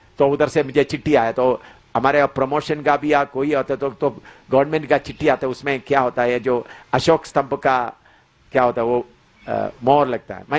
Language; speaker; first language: Hindi; non-native, local second language; Malayalam